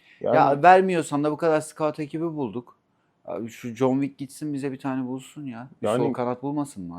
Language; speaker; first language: Turkish; native; Turkish